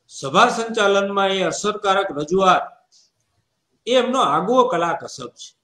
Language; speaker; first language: Gujarati; native; Gujarati